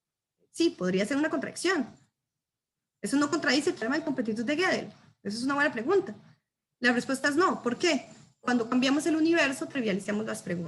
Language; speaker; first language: Spanish; native; Spanish